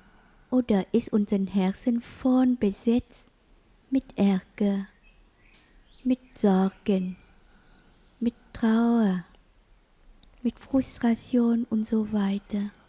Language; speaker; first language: German; non-native, learner; Vietnamese